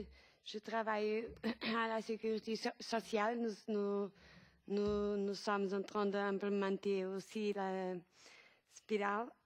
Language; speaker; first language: French; non-native, fluent; Portuguese